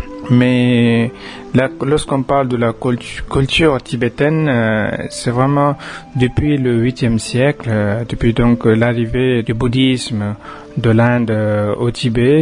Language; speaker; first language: French; non-native, fluent; Tibetan